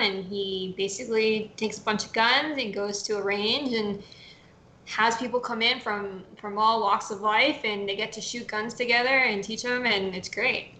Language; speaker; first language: English; early bilingual, other home language; Spanish